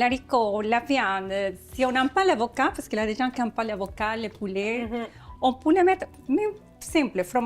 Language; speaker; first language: French; non-native, learner; Spanish